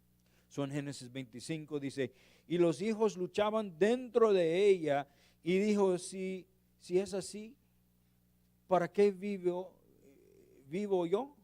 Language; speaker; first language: Spanish; non-native, learner; English